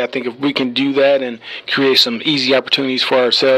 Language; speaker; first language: English; native; English